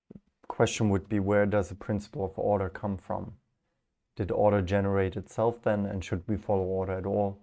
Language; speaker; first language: English; non-native, fluent; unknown